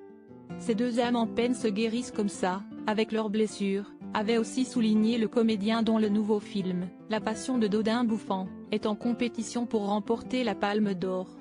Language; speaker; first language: French; native; French